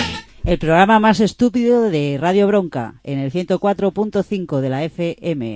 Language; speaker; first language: Spanish; native; Spanish